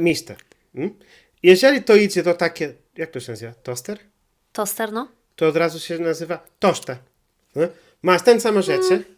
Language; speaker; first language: Polish; non-native, learner; Portuguese